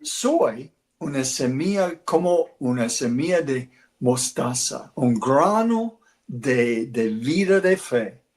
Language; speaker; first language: Spanish; non-native, learner; English